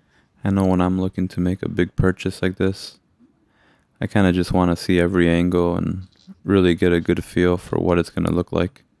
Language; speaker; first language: English; native; English